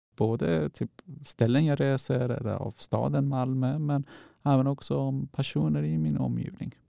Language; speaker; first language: Swedish; non-native, fluent; Persian